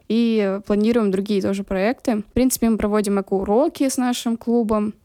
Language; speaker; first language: Russian; non-native, local second language; Lezghian